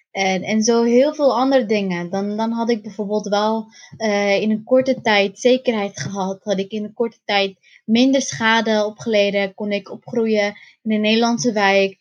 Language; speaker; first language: Dutch; early bilingual, other home language; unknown